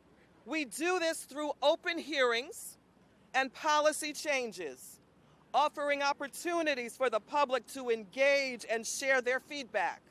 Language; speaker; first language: English; native; English